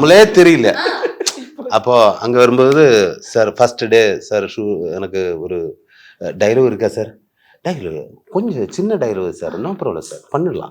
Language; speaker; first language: Tamil; non-native, learner; Malayalam